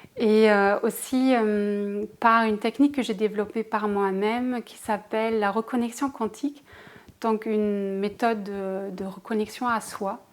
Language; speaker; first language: French; non-native, fluent; German